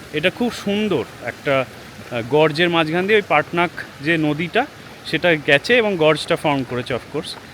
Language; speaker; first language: Bangla; native; Bangla